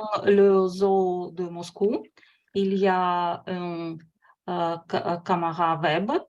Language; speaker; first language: French; non-native, fluent; Russian